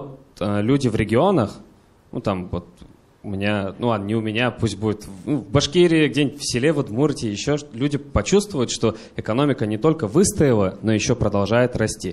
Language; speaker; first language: Russian; native; Russian